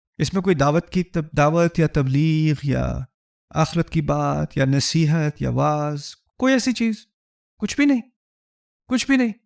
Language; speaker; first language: Urdu; early bilingual, heritage; Urdu